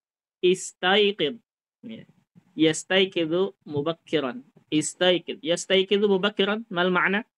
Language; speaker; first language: Arabic; non-native, fluent; Indonesian